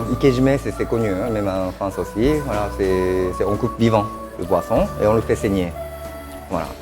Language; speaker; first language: French; non-native, fluent; Japanese